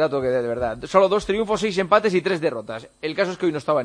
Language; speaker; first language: Spanish; native; Spanish